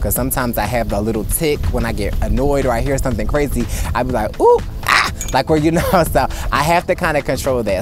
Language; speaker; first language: English; native; English